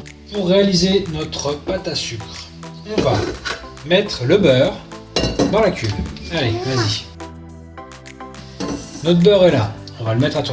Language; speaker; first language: French; native; French